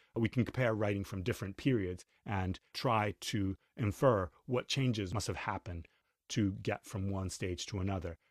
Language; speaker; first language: English; non-native, fluent; Spanish